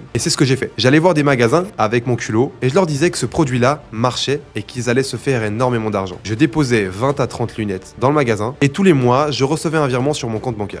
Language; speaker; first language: French; native; French